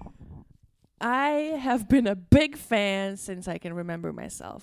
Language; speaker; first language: English; non-native, fluent; Latvian